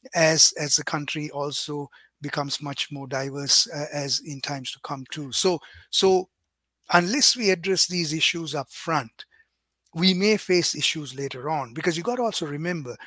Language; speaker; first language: English; non-native, local second language; Sinhala